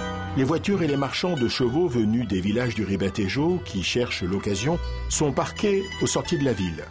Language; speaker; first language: French; native; French